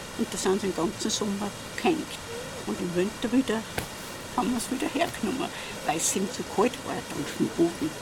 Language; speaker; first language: German; native; German